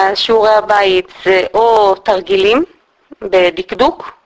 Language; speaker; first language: Hebrew; native; Hebrew